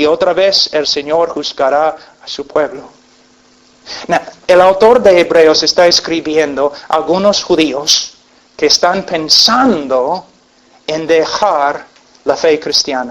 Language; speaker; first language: Spanish; non-native, fluent; English